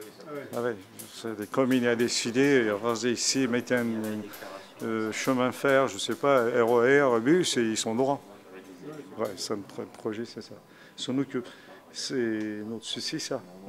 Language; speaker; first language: French; native; French